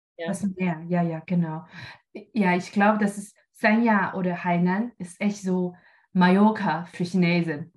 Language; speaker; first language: German; non-native, fluent; Chinese